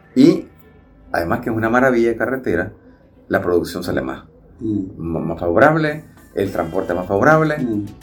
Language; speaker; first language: Spanish; native; Spanish